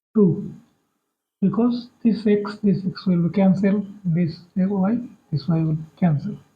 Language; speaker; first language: English; non-native, local second language; Bangla